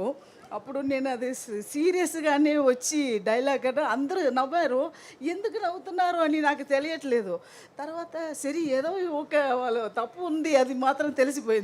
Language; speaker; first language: Telugu; non-native, fluent; Tamil